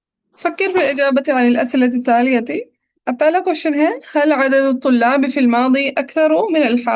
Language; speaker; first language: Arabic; non-native, fluent; Urdu